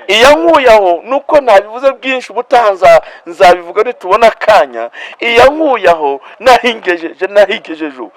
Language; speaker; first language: Kinyarwanda; non-native, local second language; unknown